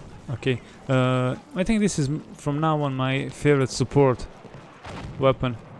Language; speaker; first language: English; non-native, fluent; Bosnian